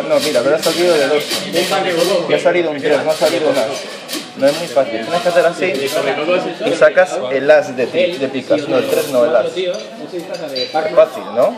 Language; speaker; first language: Spanish; native; Spanish